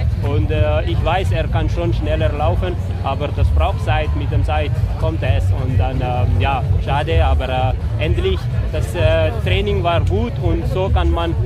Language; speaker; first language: German; non-native, learner; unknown